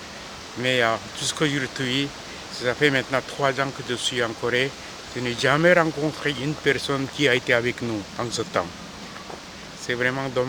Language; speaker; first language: French; non-native, fluent; Korean